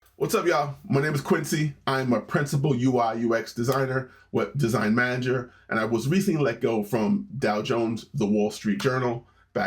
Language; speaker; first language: English; native; English